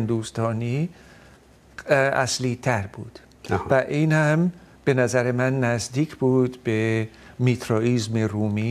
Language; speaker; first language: Persian; non-native, fluent; Dutch